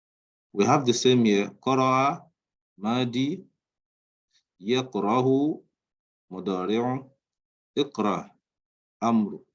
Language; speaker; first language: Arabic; non-native, fluent; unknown